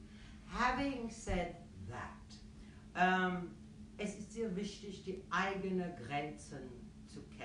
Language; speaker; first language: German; non-native, fluent; Afrikaans